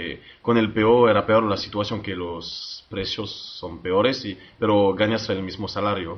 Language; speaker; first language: Spanish; early bilingual, heritage; French